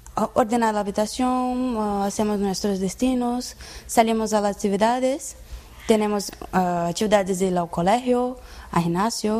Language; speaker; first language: Spanish; non-native, learner; Portuguese